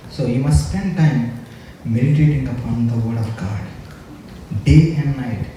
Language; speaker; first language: English; non-native, local second language; Telugu